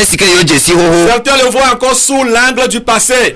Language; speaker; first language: French; non-native, local second language; Ewe